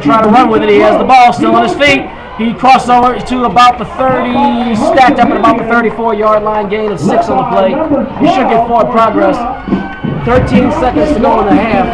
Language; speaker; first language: English; native; English